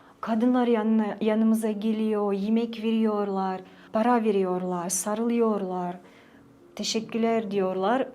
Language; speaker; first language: Turkish; non-native, fluent; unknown